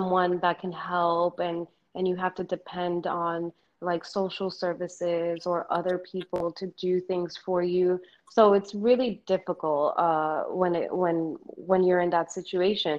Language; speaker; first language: English; early bilingual, other home language; Spanish